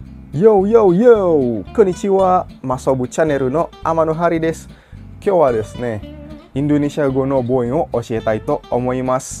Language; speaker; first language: Japanese; non-native, fluent; Indonesian